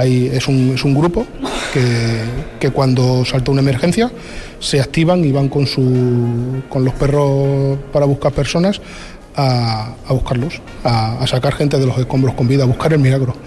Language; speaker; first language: Spanish; native; Spanish